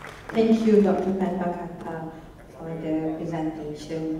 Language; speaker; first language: English; non-native, local second language; Malay